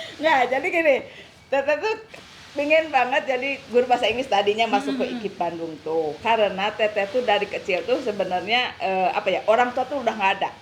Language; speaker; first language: Indonesian; non-native, local second language; Sundanese